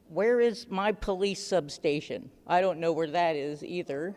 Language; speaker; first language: English; native; English